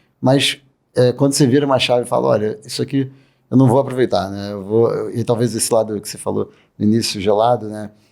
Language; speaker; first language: Portuguese; native; Portuguese